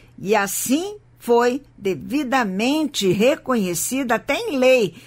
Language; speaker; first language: Portuguese; native; Portuguese